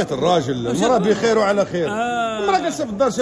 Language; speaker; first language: Arabic; native; Arabic